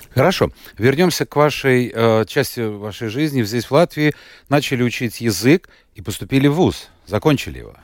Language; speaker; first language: Russian; native; Russian